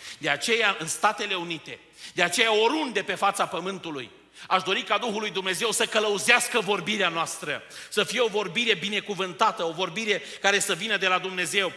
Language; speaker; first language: Romanian; native; Romanian